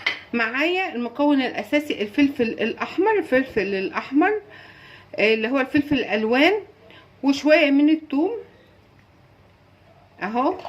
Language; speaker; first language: Arabic; native; Arabic